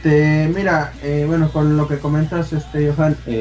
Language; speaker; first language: Spanish; native; Spanish